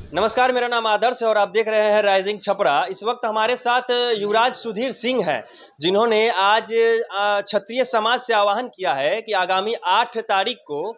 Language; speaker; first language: Hindi; native; Hindi